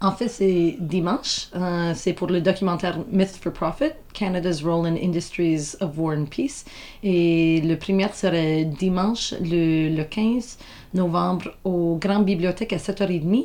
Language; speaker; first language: French; non-native, local second language; English